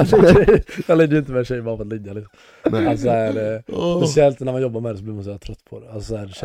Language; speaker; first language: Swedish; native; Swedish